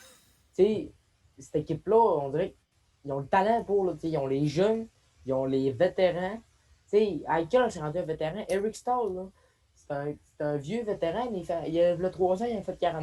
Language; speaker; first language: French; native; French